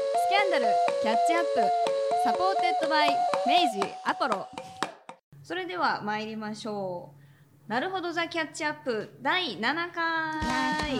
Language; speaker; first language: Japanese; native; Japanese